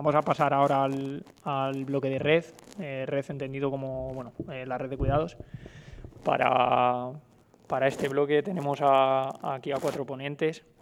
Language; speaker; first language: Spanish; native; Spanish